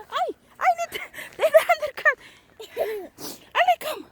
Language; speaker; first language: Dutch; non-native, learner; Filipino